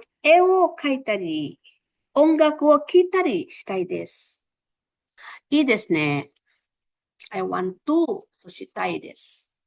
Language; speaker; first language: Japanese; non-native, fluent; Filipino